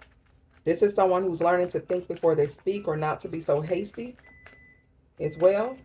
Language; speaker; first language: English; native; English